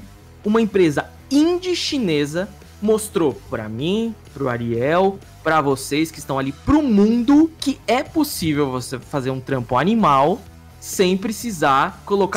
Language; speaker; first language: Portuguese; native; Portuguese